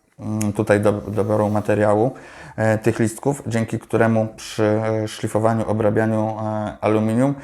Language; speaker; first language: Polish; native; Polish